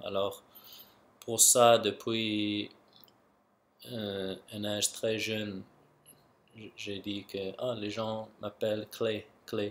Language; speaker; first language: French; non-native, local second language; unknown